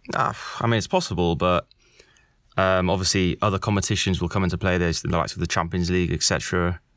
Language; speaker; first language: English; native; English